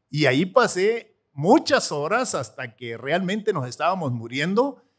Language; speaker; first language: Spanish; native; Spanish